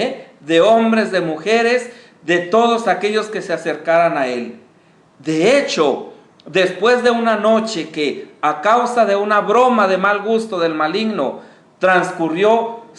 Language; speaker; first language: Spanish; native; Spanish